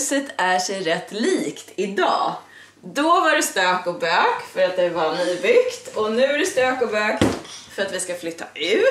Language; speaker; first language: Swedish; native; Swedish